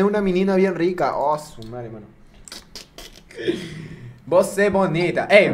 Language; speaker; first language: Spanish; native; Spanish